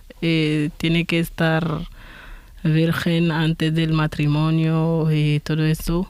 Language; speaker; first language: Spanish; non-native, fluent; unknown